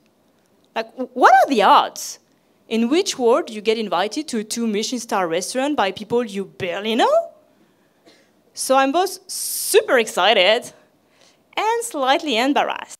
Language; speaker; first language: English; non-native, fluent; French